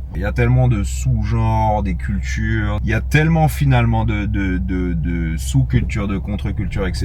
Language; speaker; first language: French; native; French